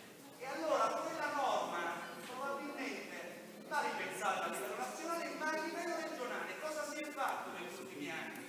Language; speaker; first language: Italian; native; Italian